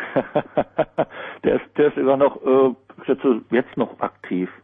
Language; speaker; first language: German; native; German